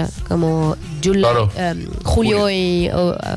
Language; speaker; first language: Spanish; non-native, learner; French